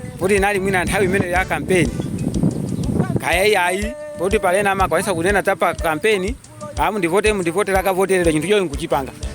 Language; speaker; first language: Nyanja; native; Nyanja